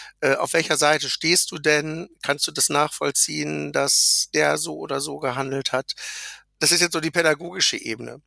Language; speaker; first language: German; native; German